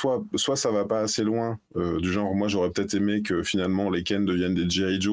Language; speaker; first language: French; native; French